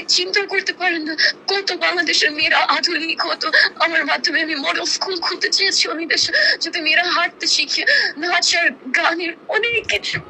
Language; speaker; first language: Bangla; non-native, fluent; Russian